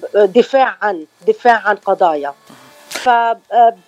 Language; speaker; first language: Arabic; native; Arabic